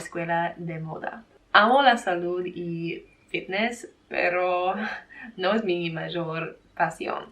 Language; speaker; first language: Spanish; non-native, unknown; English